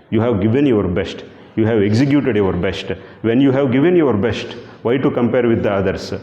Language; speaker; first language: English; non-native, local second language; Telugu